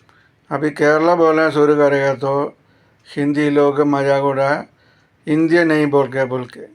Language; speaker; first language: Hindi; non-native, local second language; Malayalam